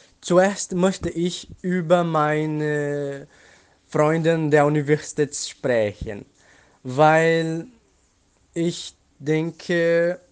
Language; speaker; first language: German; non-native, learner; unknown